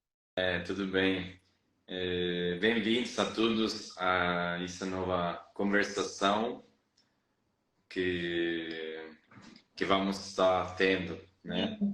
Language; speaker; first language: Portuguese; non-native, fluent; Spanish